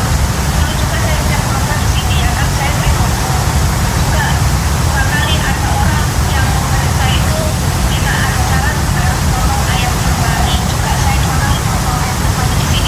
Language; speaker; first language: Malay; non-native, local second language; Javanese